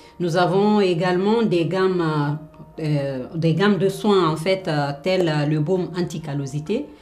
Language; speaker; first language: French; non-native, local second language; Fula